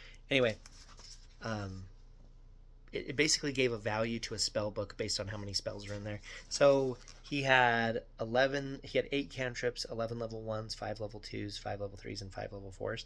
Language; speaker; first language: English; native; English